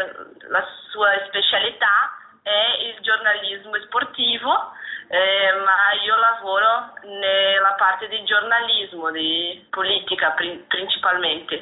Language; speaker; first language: Italian; non-native, learner; Portuguese